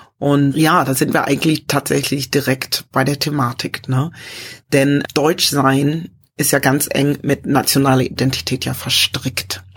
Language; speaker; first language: German; early bilingual, other home language; English